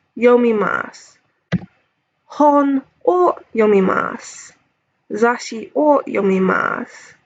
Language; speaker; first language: Japanese; non-native, fluent; English